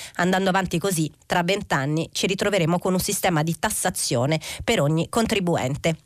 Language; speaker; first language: Italian; native; Italian